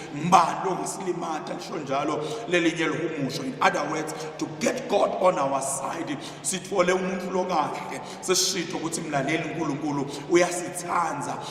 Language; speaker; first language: Zulu; non-native, local second language; Swati